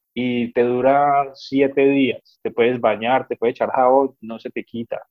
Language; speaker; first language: Spanish; native; Spanish